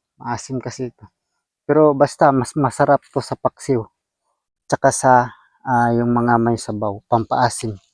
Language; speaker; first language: Filipino; non-native, local second language; Cebuano